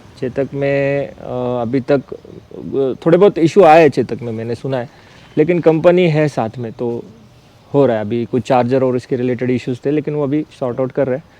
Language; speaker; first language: Hindi; non-native, local second language; Marathi